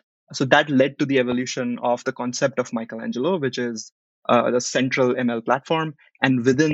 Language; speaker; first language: English; non-native, local second language; Hindi